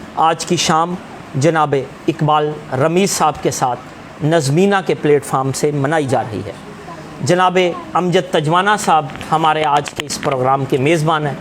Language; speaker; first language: Urdu; non-native, local second language; Punjabi